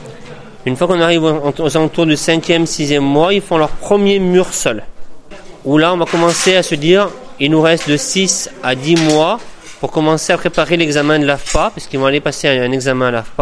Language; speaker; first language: French; native; French